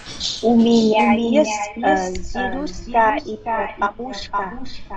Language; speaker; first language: Russian; non-native, learner; Vietnamese